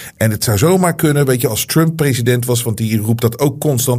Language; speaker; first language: Dutch; native; Dutch